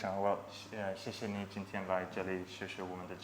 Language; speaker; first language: Chinese; non-native, learner; English